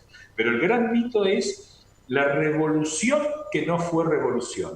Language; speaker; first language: Spanish; native; Spanish